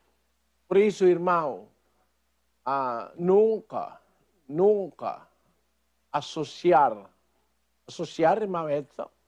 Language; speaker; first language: Portuguese; non-native, fluent; Filipino